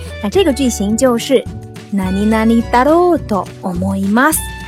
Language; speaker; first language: Japanese; non-native, fluent; Chinese